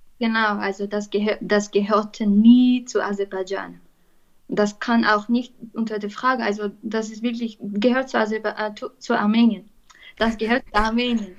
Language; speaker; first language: German; non-native, fluent; Armenian